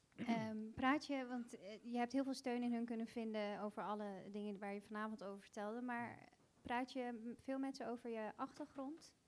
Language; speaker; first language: Dutch; early bilingual, other home language; Bosnian